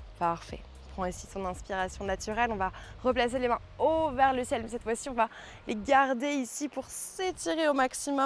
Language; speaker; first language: French; native; French